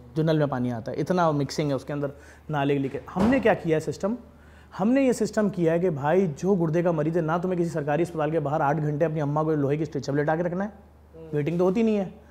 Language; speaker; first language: Urdu; native; Urdu